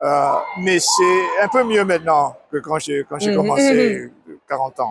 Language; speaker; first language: French; non-native, learner; English